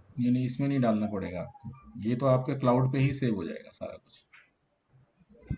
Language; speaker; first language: Hindi; native; Hindi